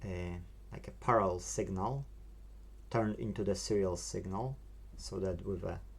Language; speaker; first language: English; non-native, fluent; Polish